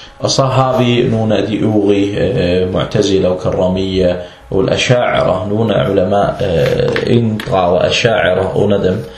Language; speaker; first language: Danish; early bilingual, other home language; Arabic